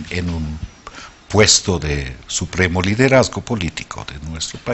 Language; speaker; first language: Spanish; non-native, fluent; German